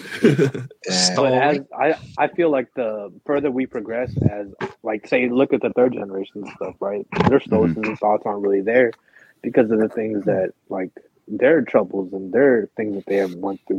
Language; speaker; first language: English; early bilingual, other home language; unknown